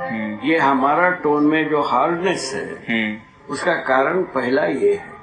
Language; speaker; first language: Hindi; non-native, local second language; Kannada